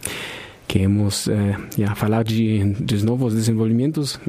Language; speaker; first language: Portuguese; non-native, fluent; German